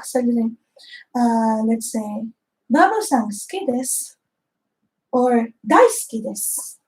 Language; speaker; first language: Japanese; non-native, fluent; Filipino